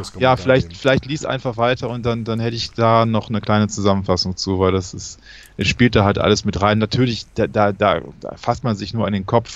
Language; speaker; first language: German; native; German